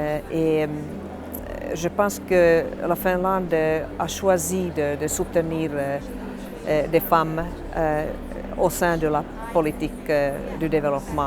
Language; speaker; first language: French; non-native, fluent; Finnish